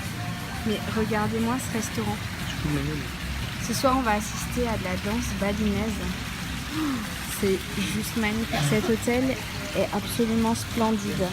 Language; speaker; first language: French; native; French